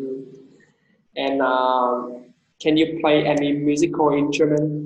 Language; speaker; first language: English; non-native, fluent; Vietnamese